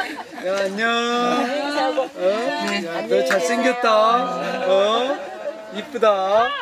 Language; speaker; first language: Korean; native; Korean